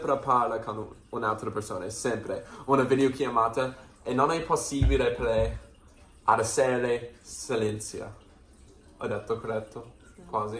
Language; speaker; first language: Italian; non-native, learner; English